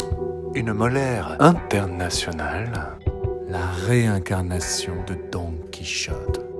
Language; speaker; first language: French; native; French